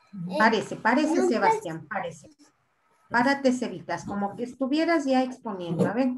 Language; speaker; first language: Spanish; native; Spanish